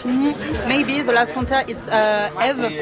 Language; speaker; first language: English; non-native, learner; French